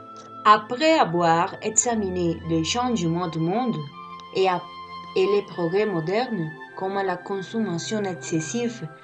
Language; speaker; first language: French; non-native, learner; Spanish